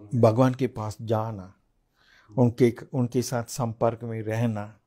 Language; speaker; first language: Hindi; non-native, fluent; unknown